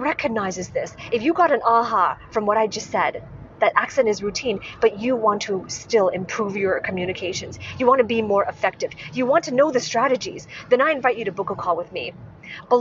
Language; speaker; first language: English; non-native, local second language; Cantonese